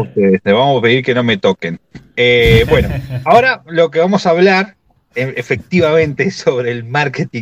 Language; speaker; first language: Spanish; native; Spanish